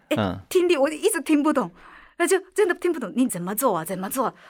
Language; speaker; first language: Chinese; non-native, fluent; Japanese